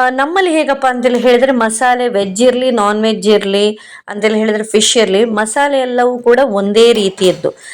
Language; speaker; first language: Kannada; non-native, local second language; Konkani